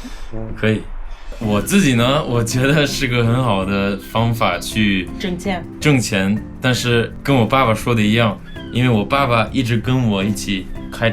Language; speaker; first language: Chinese; non-native, local second language; English